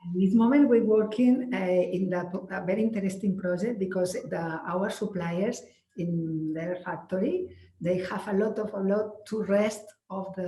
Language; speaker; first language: English; non-native, learner; Spanish